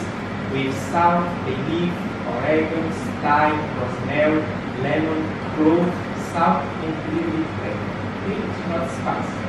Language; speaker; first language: English; non-native, learner; Portuguese